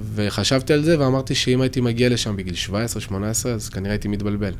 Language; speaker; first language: Hebrew; early bilingual, other home language; French